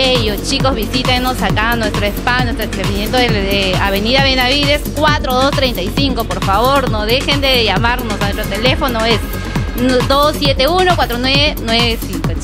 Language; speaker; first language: Spanish; native; Spanish